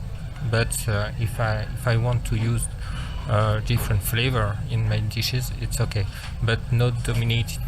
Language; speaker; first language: English; non-native, learner; French